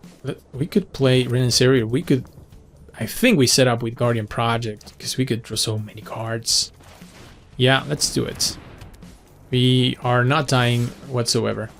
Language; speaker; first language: English; non-native, fluent; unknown